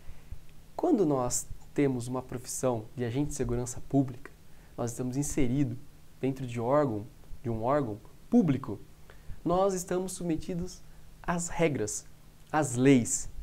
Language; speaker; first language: Portuguese; native; Portuguese